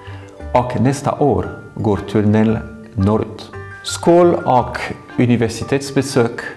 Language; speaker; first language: Swedish; non-native, fluent; French